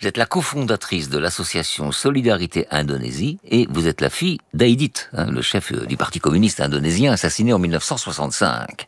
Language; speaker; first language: French; native; French